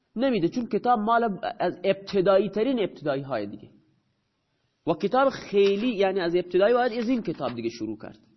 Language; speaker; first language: Persian; non-native, local second language; Baluchi